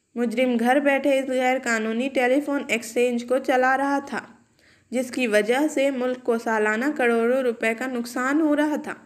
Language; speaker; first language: Hindi; non-native, local second language; Urdu